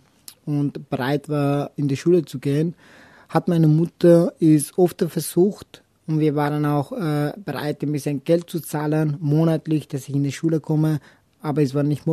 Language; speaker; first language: German; non-native, local second language; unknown